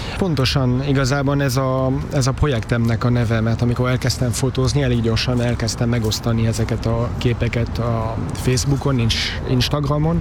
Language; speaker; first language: Hungarian; early bilingual, heritage; Hungarian